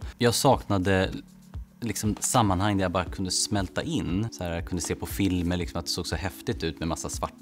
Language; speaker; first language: Swedish; native; Swedish